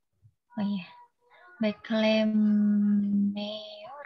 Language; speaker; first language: Turkish; non-native, learner; Indonesian